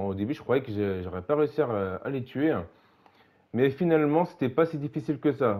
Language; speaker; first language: French; native; French